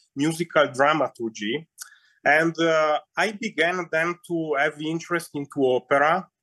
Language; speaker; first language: English; non-native, fluent; Italian